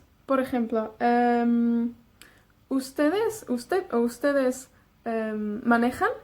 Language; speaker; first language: Spanish; non-native, fluent; Welsh